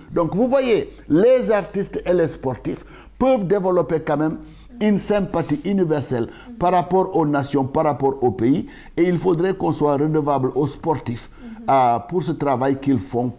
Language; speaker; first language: French; non-native, local second language; Wolof